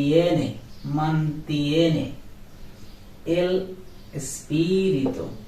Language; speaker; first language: Spanish; non-native, learner; Bangla